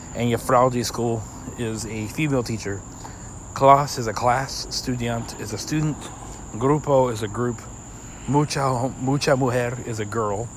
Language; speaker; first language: English; native; English